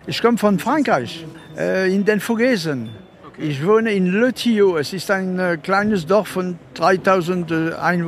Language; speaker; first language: German; non-native, fluent; French